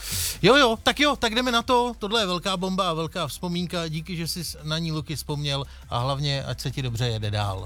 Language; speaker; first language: Czech; native; Czech